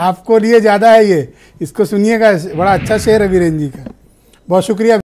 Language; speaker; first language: Hindi; native; Hindi